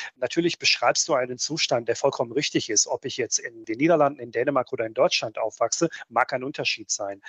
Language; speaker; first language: German; early bilingual, other home language; Bosnian